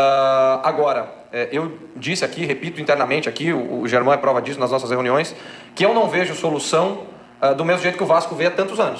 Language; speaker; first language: Portuguese; native; Portuguese